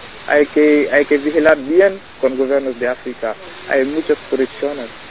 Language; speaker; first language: Spanish; non-native, learner; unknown